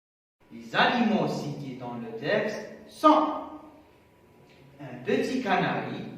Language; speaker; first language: French; non-native, local second language; Arabic